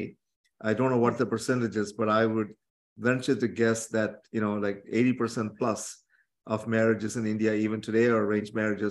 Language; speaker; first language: English; non-native, local second language; Tamil